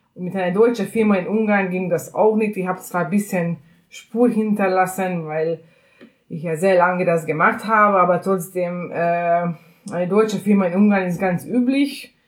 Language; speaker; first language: German; non-native, fluent; Hungarian